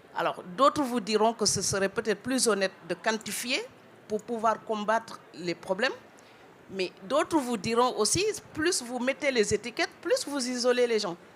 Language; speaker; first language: French; non-native, local second language; Wolof